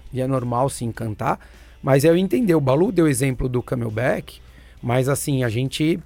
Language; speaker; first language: Portuguese; native; Portuguese